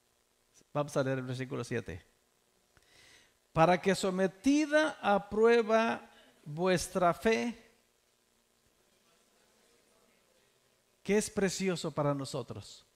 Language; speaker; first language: Spanish; native; Spanish